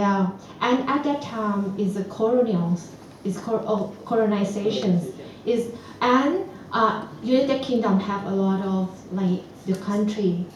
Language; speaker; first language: English; non-native, fluent; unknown